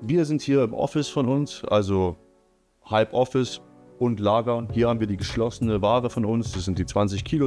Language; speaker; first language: German; native; German